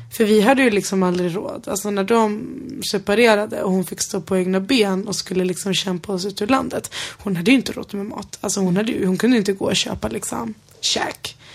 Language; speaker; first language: Swedish; early bilingual, other home language; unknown